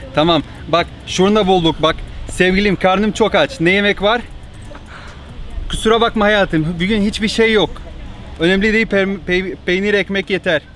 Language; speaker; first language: Turkish; non-native, fluent; Spanish